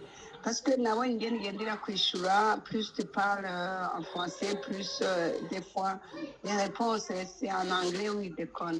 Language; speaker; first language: French; non-native, local second language; Rundi